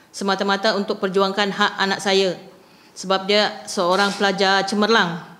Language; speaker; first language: Malay; native; Malay